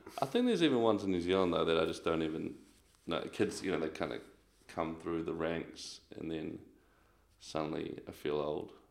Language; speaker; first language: English; native; English